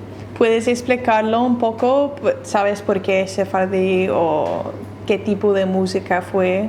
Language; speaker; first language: Spanish; non-native, learner; English